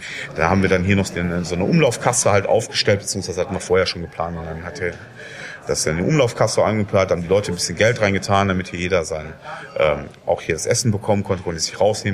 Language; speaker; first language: German; native; German